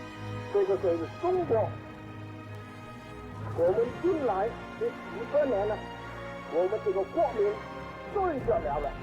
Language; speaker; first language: Chinese; non-native, local second language; Cantonese